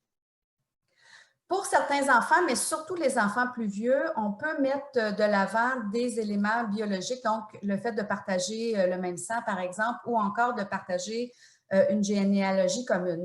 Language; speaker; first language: French; native; French